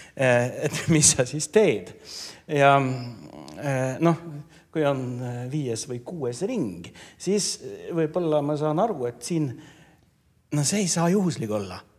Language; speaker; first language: Estonian; non-native, fluent; Norwegian